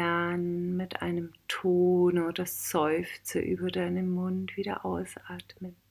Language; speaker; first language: German; native; German